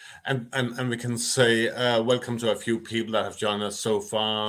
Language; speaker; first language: English; non-native, fluent; Danish